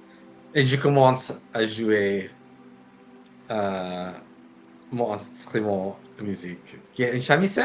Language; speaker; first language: French; non-native, fluent; English